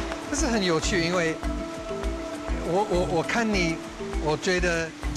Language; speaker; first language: Chinese; non-native, learner; English